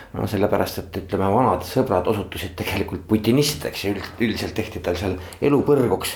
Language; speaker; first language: Estonian; native; Estonian